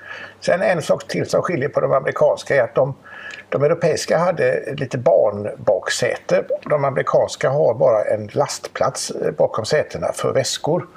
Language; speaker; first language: Swedish; native; Swedish